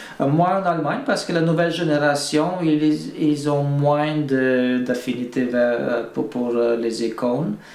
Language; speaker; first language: French; non-native, fluent; Bulgarian